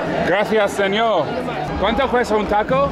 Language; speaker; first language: Spanish; non-native, learner; English